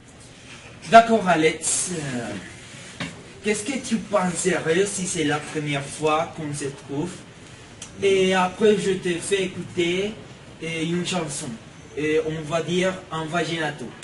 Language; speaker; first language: French; non-native, learner; Spanish